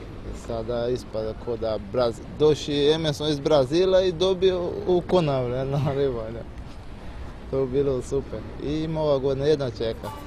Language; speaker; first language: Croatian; non-native, learner; Portuguese